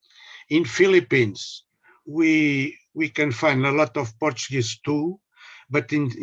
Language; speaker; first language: English; non-native, learner; Portuguese